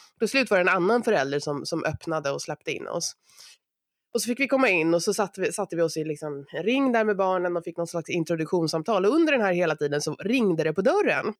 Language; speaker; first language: Swedish; native; Swedish